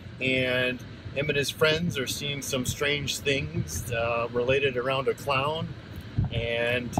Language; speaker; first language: English; native; English